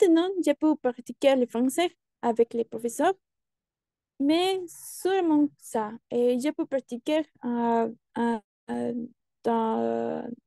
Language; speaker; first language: French; non-native, learner; Spanish